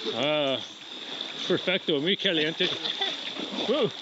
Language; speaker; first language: Spanish; non-native, learner; English